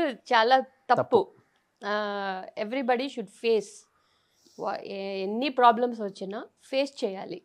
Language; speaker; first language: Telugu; non-native, fluent; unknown